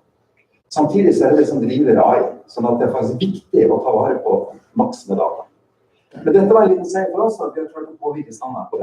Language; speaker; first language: Norwegian; native; Norwegian